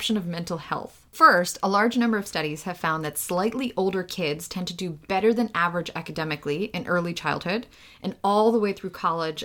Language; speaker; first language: English; early bilingual, other home language; Russian